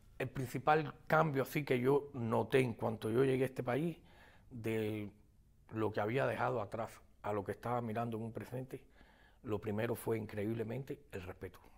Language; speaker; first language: Spanish; native; Spanish